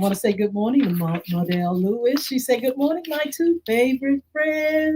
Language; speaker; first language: English; native; English